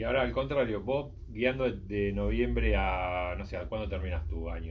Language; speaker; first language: Spanish; native; Spanish